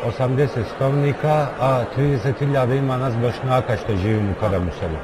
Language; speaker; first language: Bosnian; early bilingual, heritage; Bosnian